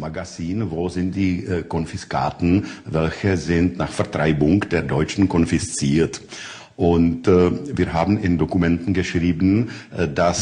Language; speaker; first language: German; non-native, learner; Czech